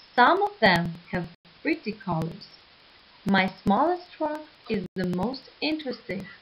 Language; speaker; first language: English; non-native, fluent; Ukrainian